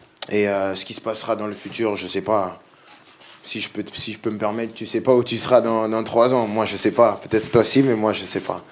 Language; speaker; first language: French; native; French